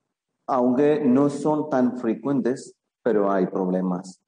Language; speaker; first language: Spanish; non-native, fluent; Malayalam